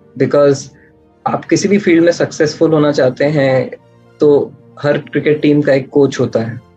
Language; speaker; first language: Hindi; native; Hindi